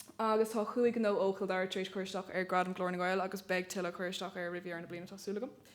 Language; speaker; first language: Irish; native; Irish